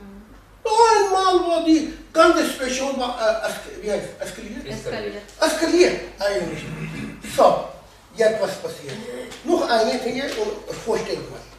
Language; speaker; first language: German; non-native, learner; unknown